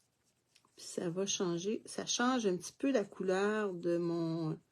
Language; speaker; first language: French; native; French